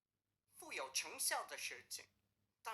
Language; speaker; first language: Chinese; non-native, learner; English